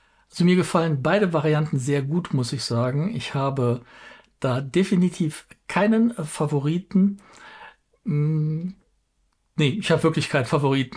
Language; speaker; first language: German; native; German